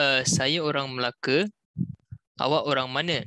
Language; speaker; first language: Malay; non-native, local second language; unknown